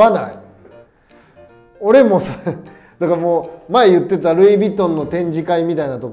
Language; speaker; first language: Japanese; native; Japanese